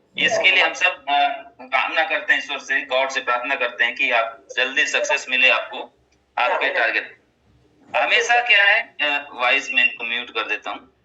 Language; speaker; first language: Hindi; native; Hindi